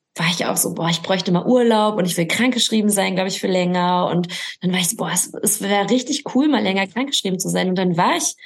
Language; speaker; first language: German; native; German